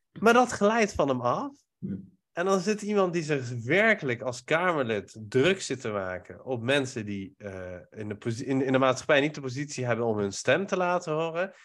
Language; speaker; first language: Dutch; early bilingual, other home language; Persian